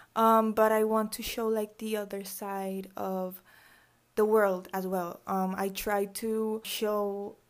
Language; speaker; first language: English; early bilingual, other home language; Spanish